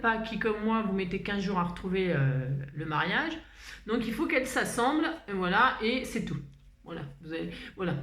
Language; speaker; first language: French; native; French